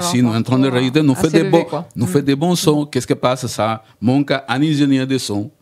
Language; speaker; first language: French; non-native, learner; Spanish